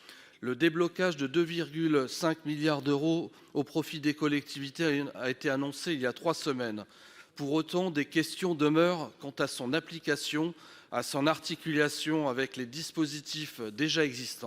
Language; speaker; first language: French; native; French